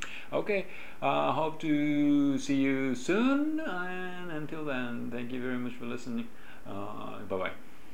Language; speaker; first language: English; non-native, fluent; Japanese